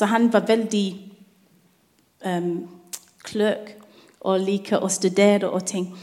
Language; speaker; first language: Norwegian; non-native, learner; English